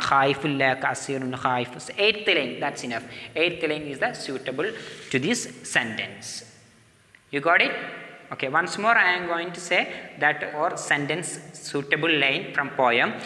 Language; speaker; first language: English; non-native, local second language; Malayalam